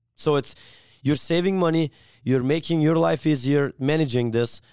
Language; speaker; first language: English; non-native, fluent; Bulgarian